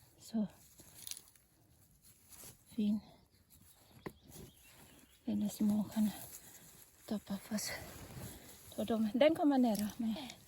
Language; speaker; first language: Swedish; non-native, learner; Thai